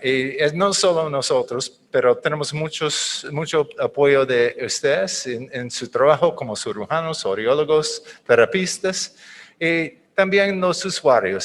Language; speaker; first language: Spanish; non-native, fluent; English